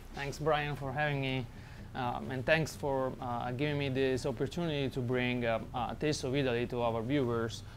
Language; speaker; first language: English; non-native, fluent; Italian